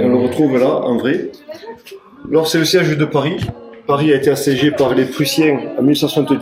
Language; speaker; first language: French; native; French